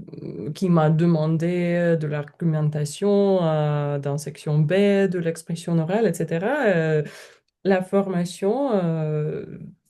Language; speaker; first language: French; non-native, learner; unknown